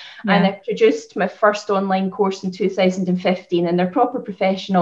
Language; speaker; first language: English; native; English